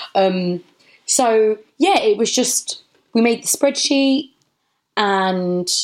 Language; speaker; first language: English; native; English